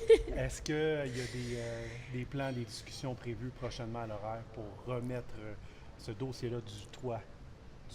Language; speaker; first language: French; native; French